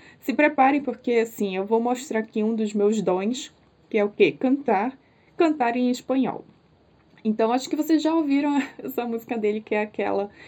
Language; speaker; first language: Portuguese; native; Portuguese